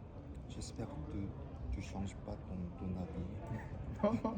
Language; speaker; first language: French; non-native, fluent; Korean